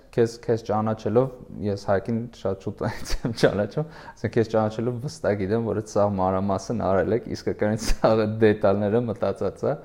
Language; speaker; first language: Armenian; native; Armenian